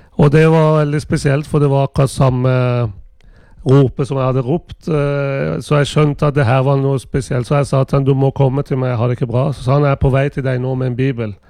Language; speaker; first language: Norwegian; non-native, fluent; Persian